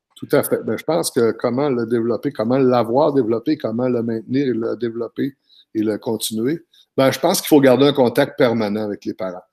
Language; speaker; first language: French; native; French